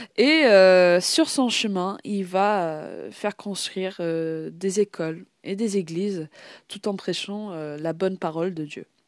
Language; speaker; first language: French; non-native, fluent; English